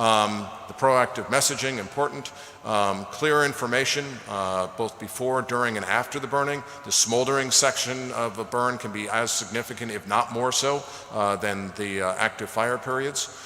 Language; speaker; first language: English; native; English